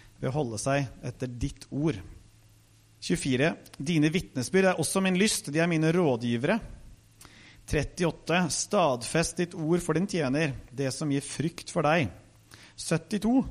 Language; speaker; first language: Norwegian; native; Norwegian